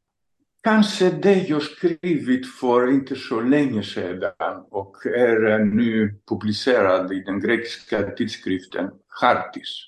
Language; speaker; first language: Swedish; non-native, fluent; Greek